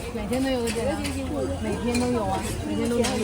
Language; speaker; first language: Chinese; native; Chinese